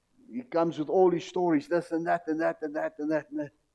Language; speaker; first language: English; non-native, local second language; Afrikaans